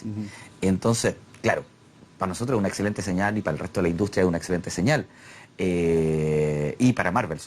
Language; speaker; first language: Spanish; native; Spanish